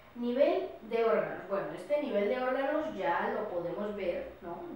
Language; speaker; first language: Spanish; native; Spanish